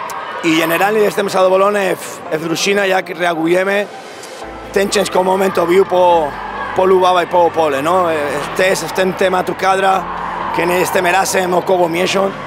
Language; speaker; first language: Polish; non-native, learner; Spanish